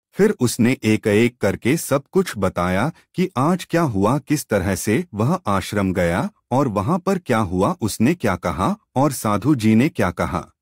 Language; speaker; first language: Hindi; non-native, local second language; Gujarati